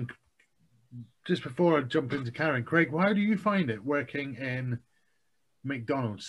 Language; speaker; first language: English; native; English